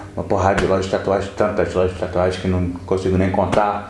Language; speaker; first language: Portuguese; early bilingual, other home language; English